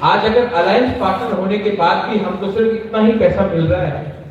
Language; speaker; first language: Hindi; non-native, local second language; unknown